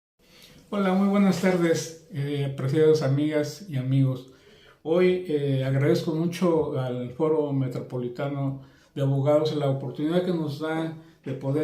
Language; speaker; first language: Spanish; native; Spanish